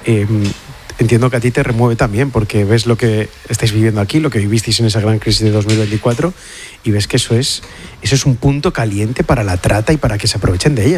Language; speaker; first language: Spanish; native; Spanish